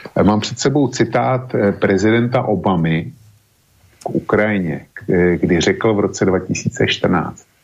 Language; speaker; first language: Czech; native; Czech